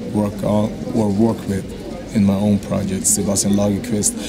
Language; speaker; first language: English; non-native, fluent; Swedish